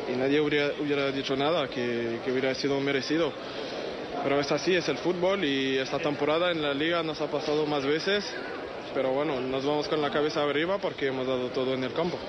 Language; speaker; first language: Spanish; non-native, fluent; French